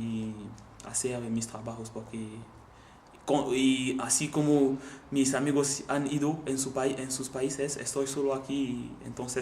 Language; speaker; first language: Spanish; non-native, learner; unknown